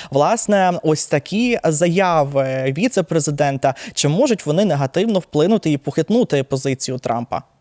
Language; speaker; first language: Ukrainian; native; Ukrainian